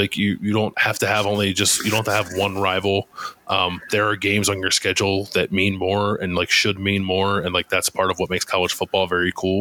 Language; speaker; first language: English; native; English